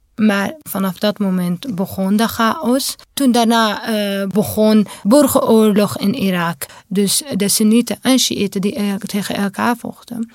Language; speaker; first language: Dutch; non-native, fluent; Kurdish